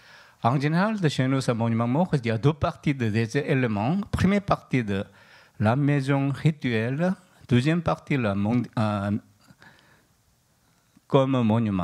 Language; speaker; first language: French; non-native, learner; Korean